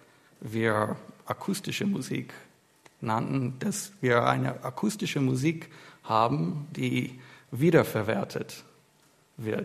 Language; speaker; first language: German; non-native, fluent; English